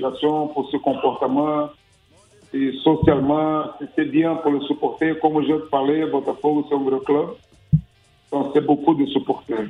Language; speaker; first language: French; non-native, learner; Portuguese